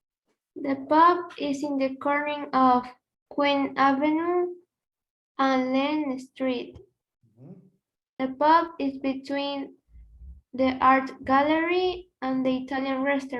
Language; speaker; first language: English; non-native, learner; Spanish